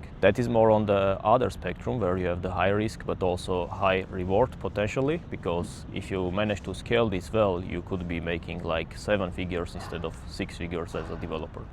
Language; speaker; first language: English; non-native, fluent; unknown